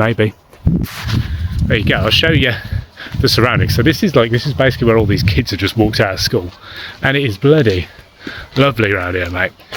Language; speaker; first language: English; native; English